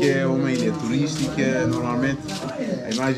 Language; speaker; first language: Portuguese; non-native, local second language; Upper Guinea Crioulo